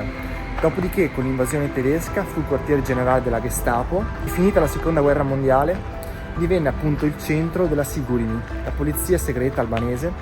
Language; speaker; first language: Italian; native; Italian